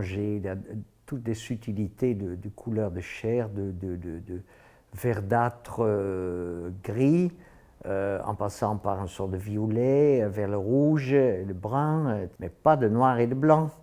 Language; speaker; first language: French; non-native, fluent; Dutch